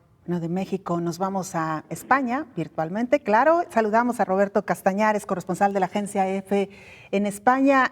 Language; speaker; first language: Spanish; native; Spanish